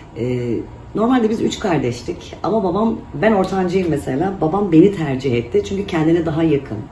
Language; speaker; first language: Turkish; native; Turkish